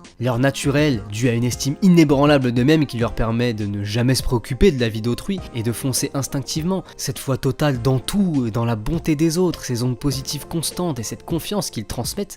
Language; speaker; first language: French; native; French